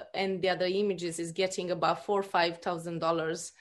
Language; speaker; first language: English; non-native, fluent; Romanian